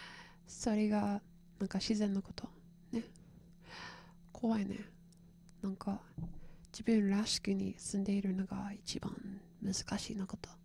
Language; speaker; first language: Japanese; non-native, learner; English